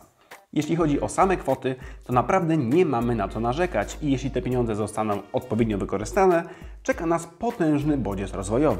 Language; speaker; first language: Polish; native; Polish